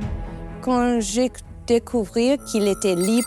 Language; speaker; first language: French; non-native, learner; English